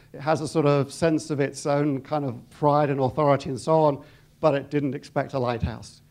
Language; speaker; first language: English; native; English